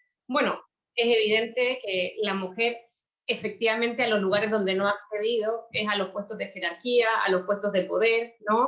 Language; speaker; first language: Spanish; native; Spanish